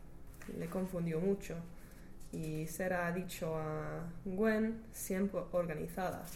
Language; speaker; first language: Spanish; non-native, learner; English